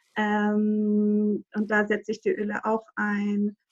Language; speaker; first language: German; non-native, fluent; Greek